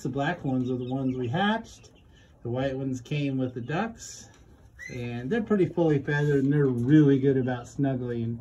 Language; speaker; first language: English; native; English